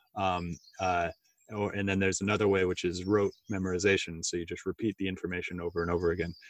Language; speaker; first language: English; native; English